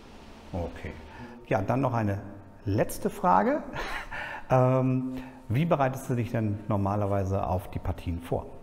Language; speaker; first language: German; native; German